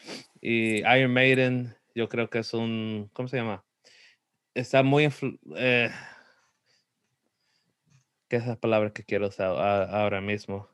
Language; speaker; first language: Spanish; early bilingual, heritage; Spanish